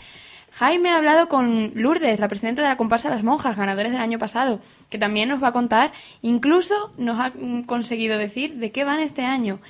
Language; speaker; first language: Spanish; native; Spanish